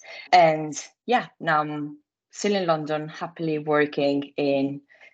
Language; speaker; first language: English; non-native, fluent; Italian